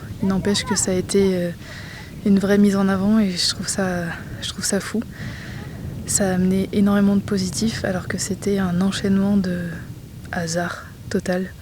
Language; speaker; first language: French; native; French